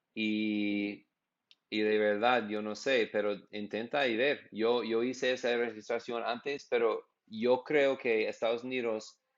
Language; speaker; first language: Spanish; non-native, learner; English